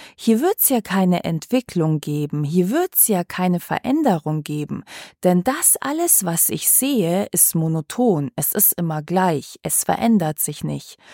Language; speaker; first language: German; early bilingual, other home language; Croatian